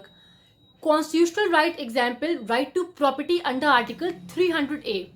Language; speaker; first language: Hindi; native; Hindi